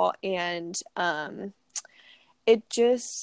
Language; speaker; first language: English; native; English